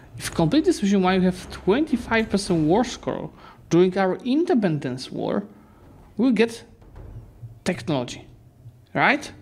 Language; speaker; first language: English; non-native, fluent; Polish